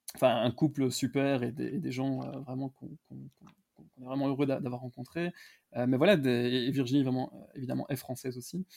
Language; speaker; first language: French; native; French